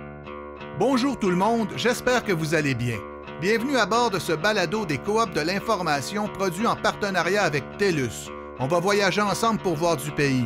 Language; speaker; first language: French; native; French